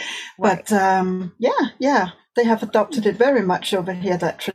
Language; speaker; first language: English; non-native, fluent; Danish